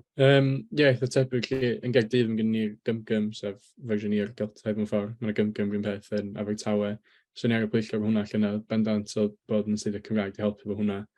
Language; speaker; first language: Welsh; native; Welsh